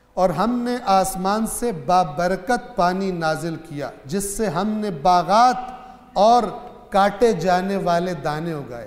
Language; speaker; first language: Urdu; non-native, local second language; Punjabi